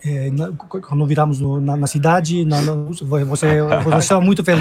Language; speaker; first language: Portuguese; non-native, fluent; Turkish